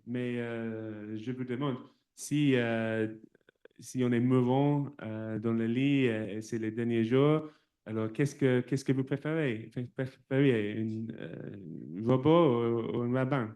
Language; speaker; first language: French; non-native, fluent; English